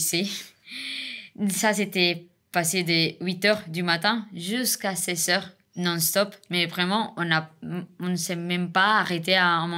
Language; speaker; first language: French; non-native, fluent; Spanish